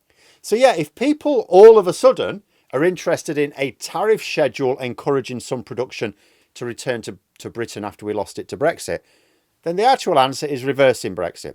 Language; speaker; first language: English; native; English